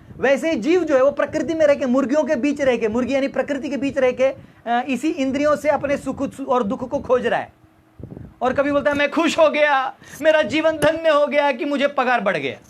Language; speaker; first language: Hindi; non-native, local second language; Marathi